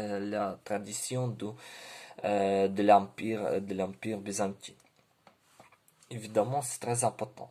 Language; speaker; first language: French; non-native, learner; Ukrainian